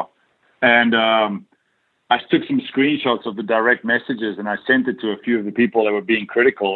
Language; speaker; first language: English; native; English